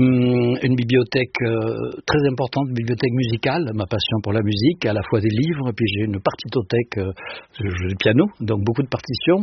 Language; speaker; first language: French; native; French